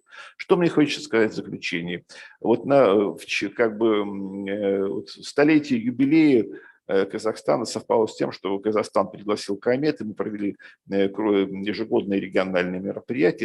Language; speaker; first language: Russian; native; Russian